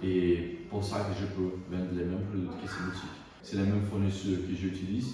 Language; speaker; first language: French; non-native, learner; Portuguese